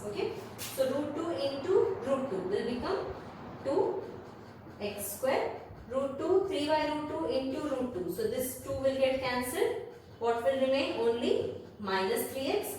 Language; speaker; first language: English; non-native, local second language; Hindi